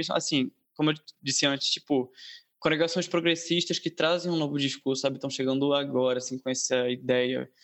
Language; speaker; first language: Portuguese; native; Portuguese